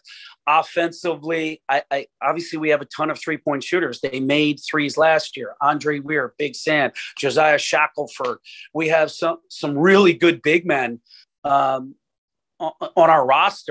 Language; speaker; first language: English; native; English